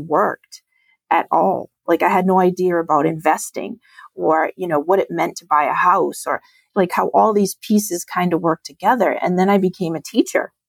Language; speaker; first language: English; native; English